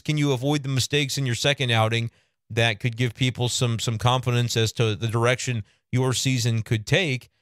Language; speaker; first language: English; native; English